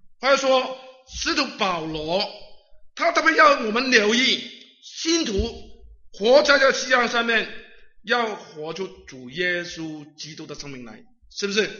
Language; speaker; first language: Chinese; non-native, local second language; Cantonese